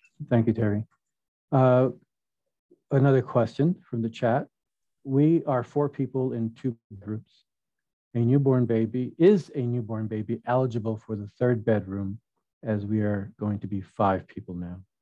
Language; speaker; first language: English; early bilingual, other home language; Spanish